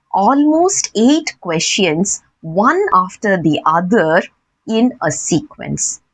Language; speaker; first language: English; non-native, local second language; Tamil